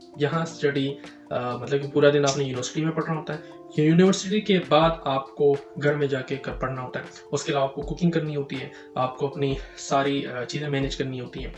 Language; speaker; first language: Urdu; native; Urdu